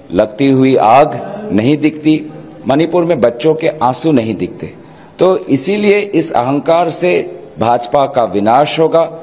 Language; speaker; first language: Hindi; non-native, local second language; Assamese